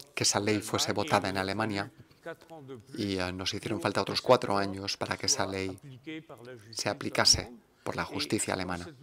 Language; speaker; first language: Spanish; non-native, fluent; German